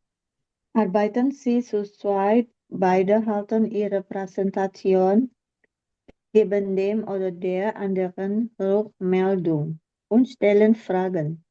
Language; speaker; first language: German; non-native, learner; Indonesian